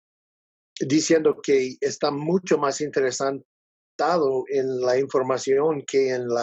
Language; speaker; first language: Spanish; non-native, learner; English